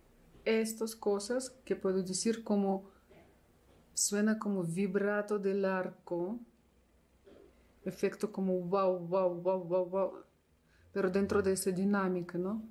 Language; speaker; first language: Spanish; non-native, fluent; Russian